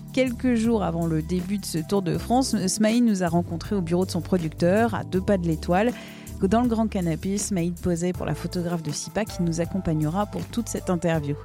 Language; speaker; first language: French; native; French